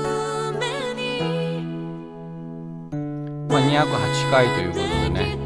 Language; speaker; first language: Japanese; native; Japanese